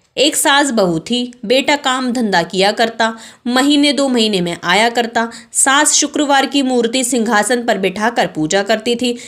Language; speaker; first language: Hindi; native; Hindi